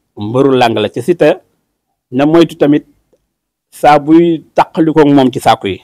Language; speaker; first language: Wolof; native; Wolof